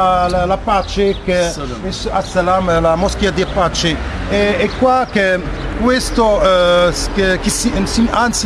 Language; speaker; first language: Italian; non-native, fluent; Arabic